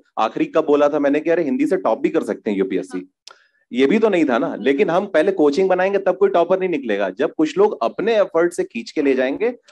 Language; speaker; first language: Hindi; native; Hindi